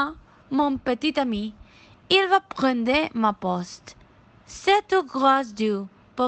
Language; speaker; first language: French; non-native, learner; Spanish